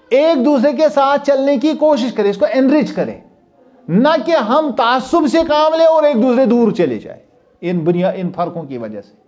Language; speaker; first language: Urdu; non-native, local second language; Kashmiri